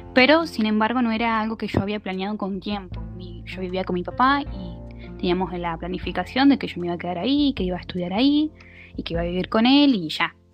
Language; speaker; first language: Spanish; native; Spanish